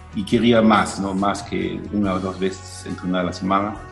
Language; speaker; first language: Spanish; non-native, fluent; German